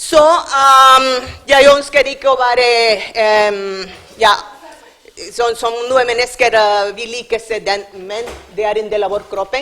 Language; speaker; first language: Norwegian; non-native, learner; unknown